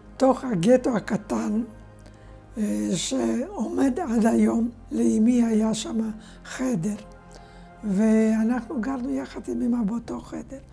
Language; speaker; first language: Hebrew; non-native, fluent; Polish